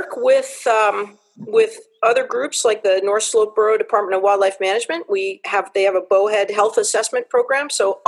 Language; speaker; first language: English; native; English